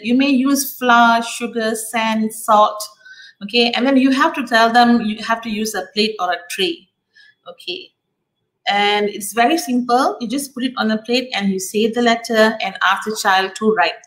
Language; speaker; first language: English; non-native, local second language; Tamil